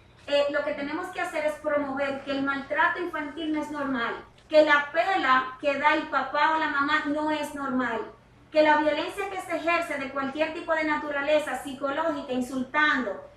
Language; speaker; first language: Spanish; native; Spanish